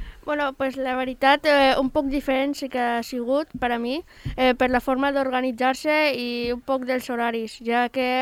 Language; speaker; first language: Catalan; non-native, local second language; Spanish